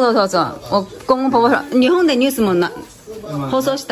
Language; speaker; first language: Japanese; non-native, fluent; Chinese